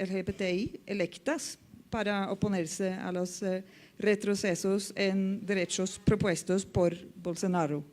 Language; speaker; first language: Spanish; non-native, fluent; Norwegian